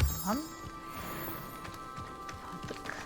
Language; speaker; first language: Turkish; non-native, learner; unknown